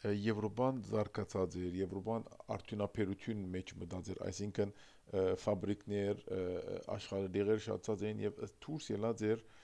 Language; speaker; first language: Armenian; early bilingual, heritage; Armenian